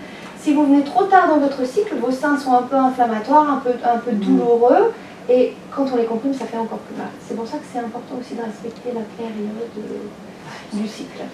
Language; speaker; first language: French; native; French